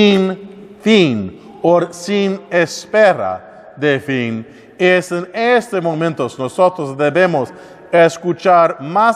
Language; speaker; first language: Spanish; non-native, learner; English